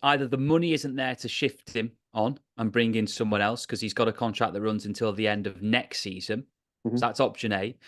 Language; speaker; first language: English; native; English